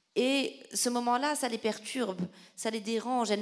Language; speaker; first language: French; native; French